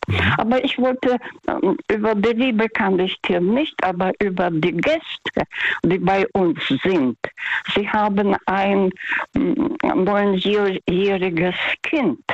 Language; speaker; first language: German; non-native, fluent; Russian